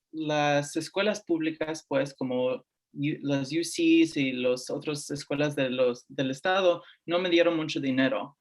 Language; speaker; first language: Spanish; early bilingual, heritage; Spanish